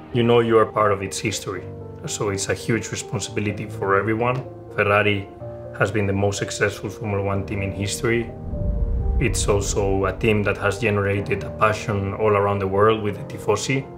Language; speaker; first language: English; non-native, fluent; Spanish